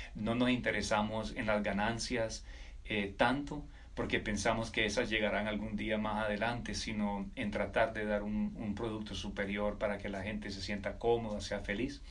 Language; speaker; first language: Spanish; native; Spanish